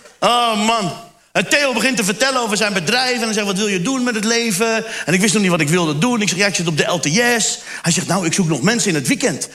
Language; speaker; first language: Dutch; early bilingual, other home language; Turkish